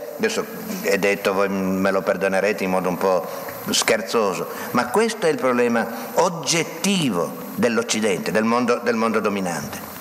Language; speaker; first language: Italian; native; Italian